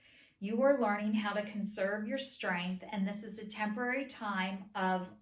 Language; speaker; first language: English; native; English